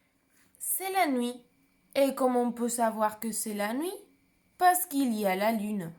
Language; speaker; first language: French; non-native, fluent; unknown